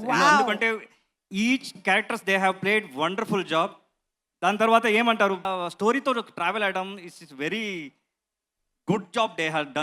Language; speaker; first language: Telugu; non-native, learner; Kannada